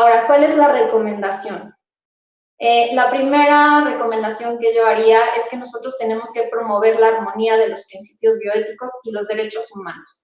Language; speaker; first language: Spanish; native; Spanish